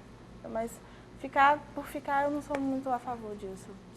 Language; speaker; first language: Portuguese; native; Portuguese